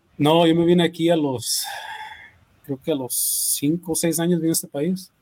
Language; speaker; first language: Spanish; early bilingual, heritage; Spanish